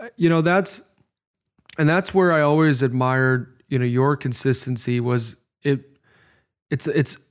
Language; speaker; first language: English; native; English